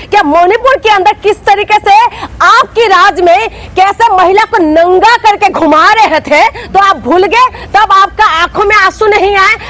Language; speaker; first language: Hindi; non-native, local second language; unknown